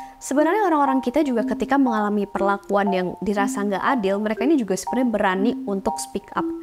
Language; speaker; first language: Indonesian; native; Indonesian